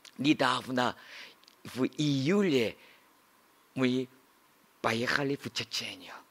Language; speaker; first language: Russian; non-native, learner; Korean